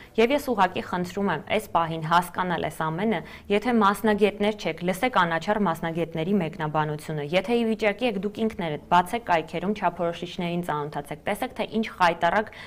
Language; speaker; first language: Armenian; native; Armenian